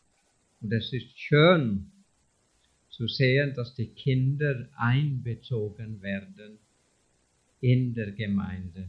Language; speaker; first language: German; non-native, fluent; English